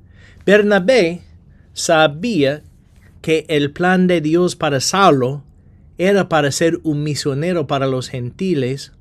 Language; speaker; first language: Spanish; non-native, fluent; English